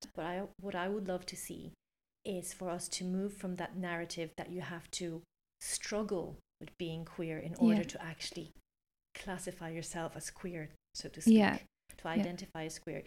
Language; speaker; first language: English; non-native, fluent; Polish